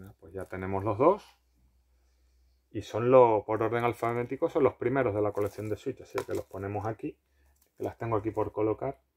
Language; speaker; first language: Spanish; native; Spanish